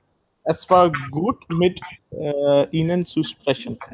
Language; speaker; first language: German; non-native, learner; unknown